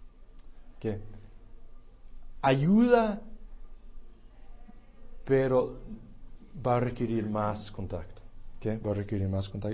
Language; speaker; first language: Spanish; non-native, fluent; English